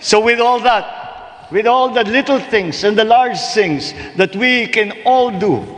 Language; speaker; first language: English; non-native, local second language; Filipino